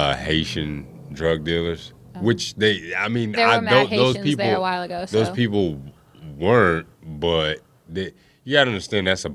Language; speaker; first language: English; native; English